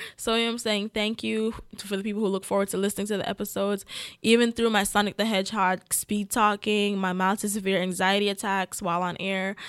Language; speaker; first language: English; native; English